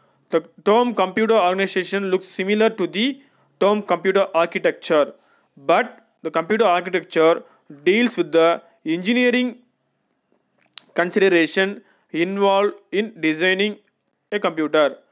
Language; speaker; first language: English; non-native, local second language; Tamil